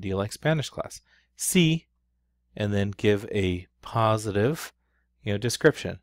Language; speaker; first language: English; native; English